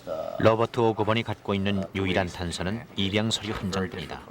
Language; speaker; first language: Korean; native; Korean